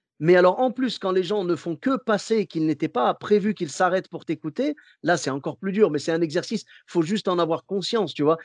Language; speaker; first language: French; native; French